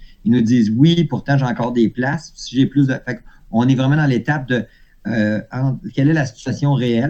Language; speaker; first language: French; native; French